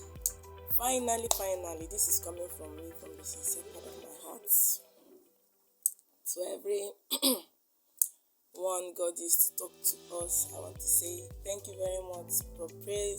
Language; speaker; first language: English; non-native, local second language; Igbo